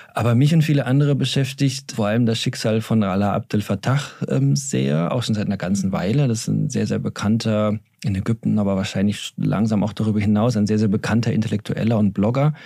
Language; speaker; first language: German; native; German